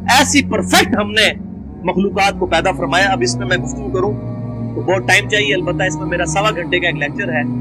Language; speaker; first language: Urdu; non-native, local second language; Punjabi